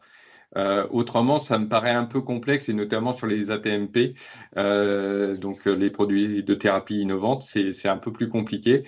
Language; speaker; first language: French; native; French